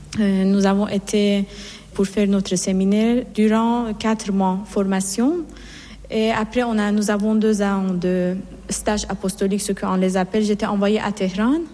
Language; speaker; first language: French; non-native, fluent; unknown